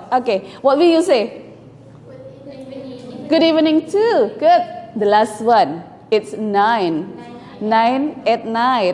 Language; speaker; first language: English; non-native, fluent; Indonesian